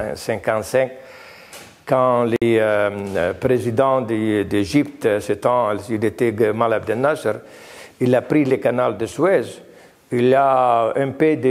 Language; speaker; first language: French; non-native, learner; Greek